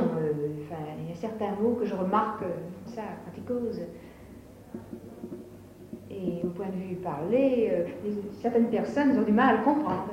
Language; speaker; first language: French; native; French